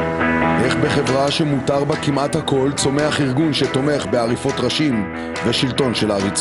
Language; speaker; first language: Hebrew; native; Hebrew